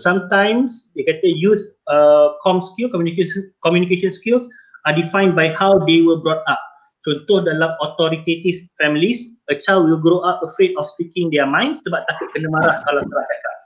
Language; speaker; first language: English; non-native, local second language; Malay